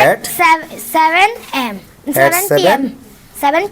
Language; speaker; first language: English; non-native, learner; Bangla